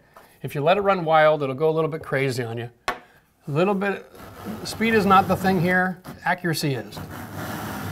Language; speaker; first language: English; native; English